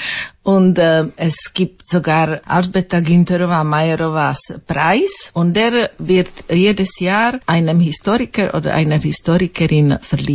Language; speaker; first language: German; non-native, fluent; Slovak